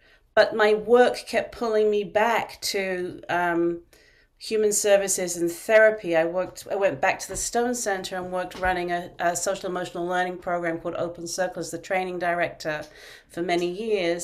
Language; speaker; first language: English; native; English